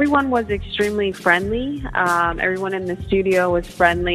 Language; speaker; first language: English; native; English